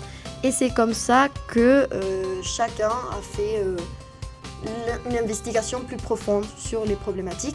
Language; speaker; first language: French; non-native, fluent; Spanish